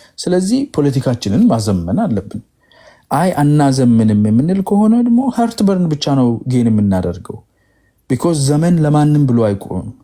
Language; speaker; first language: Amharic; non-native, local second language; Oromo